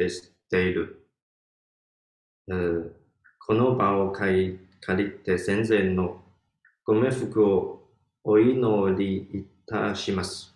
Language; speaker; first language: Japanese; non-native, learner; Chinese